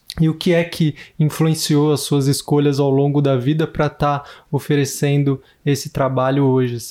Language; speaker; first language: Portuguese; native; Portuguese